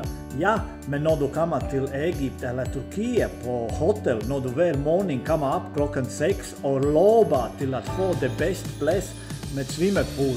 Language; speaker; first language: Danish; non-native, learner; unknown